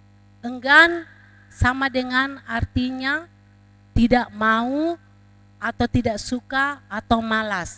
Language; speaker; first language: Indonesian; native; Indonesian